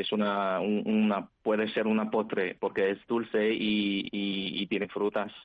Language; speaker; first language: Spanish; non-native, fluent; Chinese